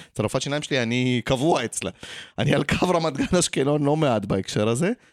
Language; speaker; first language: Hebrew; early bilingual, other home language; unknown